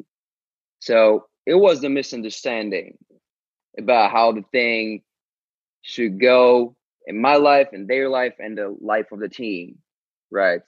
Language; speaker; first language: English; non-native, fluent; Ukrainian